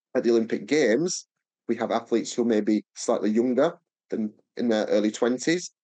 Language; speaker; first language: English; native; English